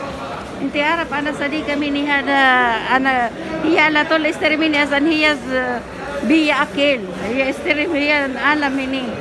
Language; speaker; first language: Arabic; non-native, learner; Filipino